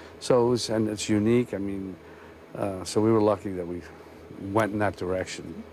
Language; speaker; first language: English; native; English